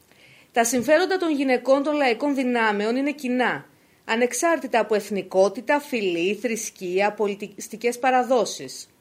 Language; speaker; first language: Greek; native; Greek